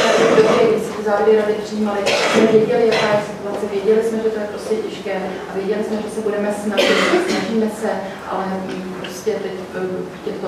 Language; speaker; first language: Czech; native; Czech